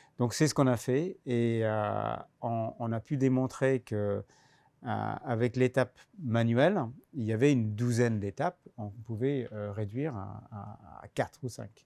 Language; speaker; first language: French; non-native, fluent; English